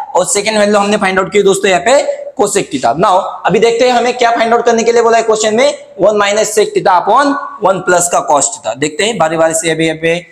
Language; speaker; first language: Hindi; non-native, local second language; Marathi